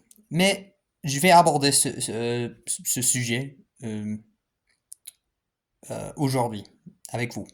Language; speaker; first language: French; non-native, fluent; English